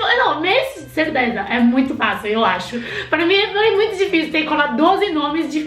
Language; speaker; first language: Portuguese; non-native, fluent; Chinese